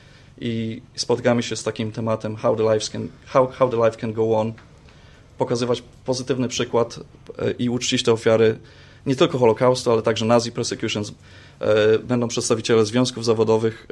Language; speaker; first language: Polish; native; Polish